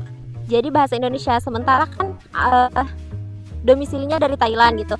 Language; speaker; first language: Indonesian; native; Indonesian